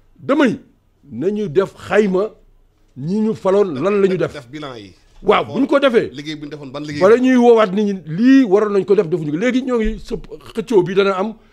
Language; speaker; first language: Wolof; native; Wolof